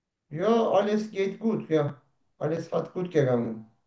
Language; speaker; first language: German; non-native, learner; Turkish